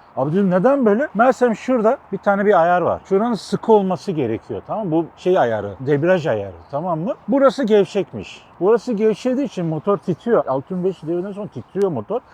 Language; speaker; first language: Turkish; native; Turkish